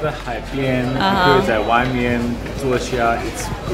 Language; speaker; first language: Chinese; non-native, learner; German